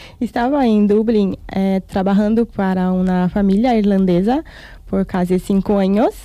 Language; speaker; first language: Spanish; non-native, fluent; Portuguese